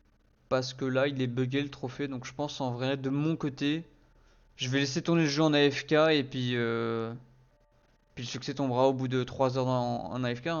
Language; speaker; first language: French; native; French